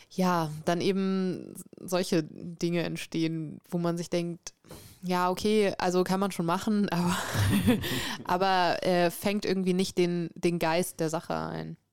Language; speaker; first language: German; native; German